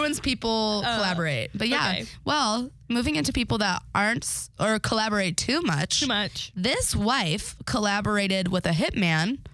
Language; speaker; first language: English; native; English